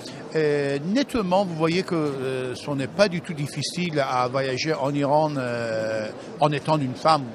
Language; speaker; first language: French; non-native, fluent; Persian